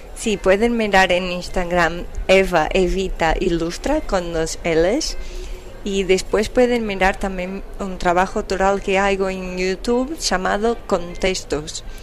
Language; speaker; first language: Spanish; non-native, fluent; Portuguese